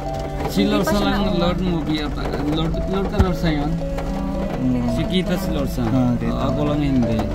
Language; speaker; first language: Filipino; non-native, local second language; Punjabi